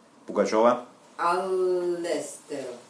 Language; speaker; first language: Italian; non-native, learner; Russian